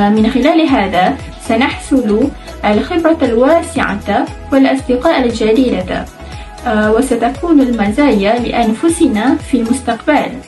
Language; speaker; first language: Arabic; non-native, learner; Malay